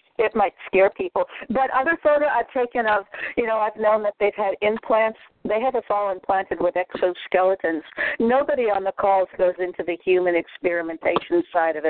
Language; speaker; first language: English; native; English